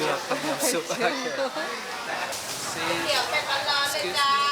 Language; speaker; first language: English; non-native, learner; Thai